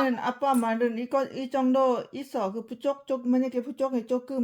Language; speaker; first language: Korean; non-native, learner; Lao